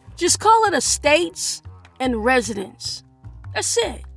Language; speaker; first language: English; early bilingual, other home language; Yoruba